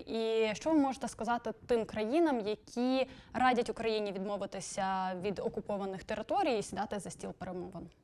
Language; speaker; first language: Ukrainian; native; Ukrainian